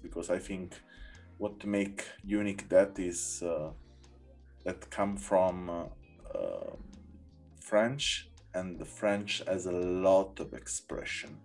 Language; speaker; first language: English; non-native, learner; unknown